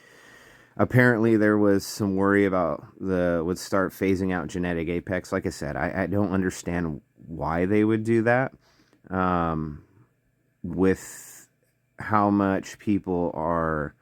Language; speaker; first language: English; native; English